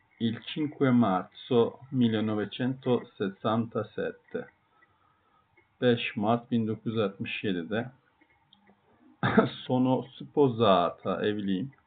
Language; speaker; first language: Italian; non-native, learner; Turkish